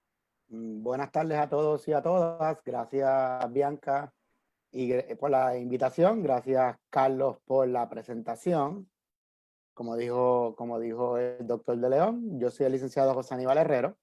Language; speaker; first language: Spanish; native; Spanish